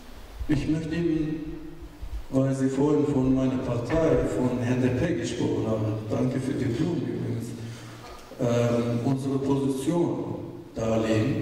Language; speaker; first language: German; non-native, fluent; Turkish